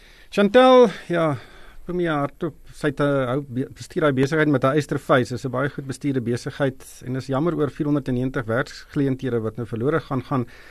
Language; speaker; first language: Afrikaans; native; Afrikaans